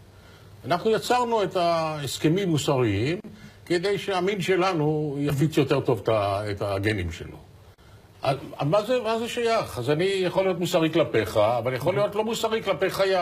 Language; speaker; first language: Hebrew; native; Hebrew